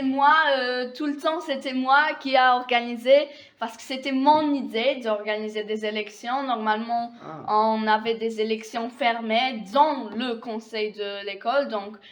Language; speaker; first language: French; non-native, fluent; Polish